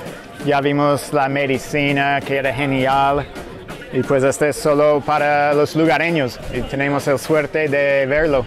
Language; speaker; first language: Spanish; non-native, fluent; English